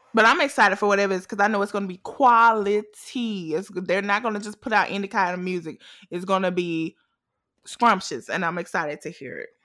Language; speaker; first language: English; native; English